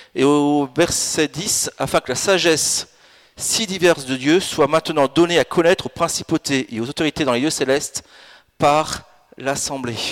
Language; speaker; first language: French; early bilingual, other home language; Italian